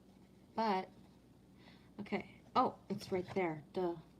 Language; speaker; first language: English; native; English